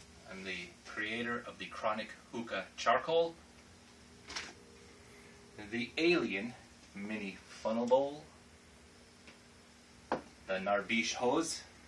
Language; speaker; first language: English; native; English